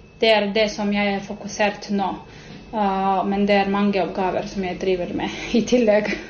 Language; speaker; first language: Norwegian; non-native, fluent; Serbian